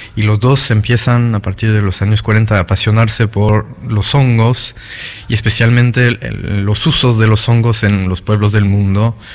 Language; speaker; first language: Spanish; non-native, fluent; French